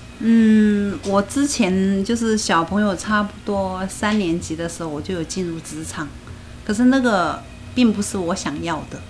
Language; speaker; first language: Chinese; native; Chinese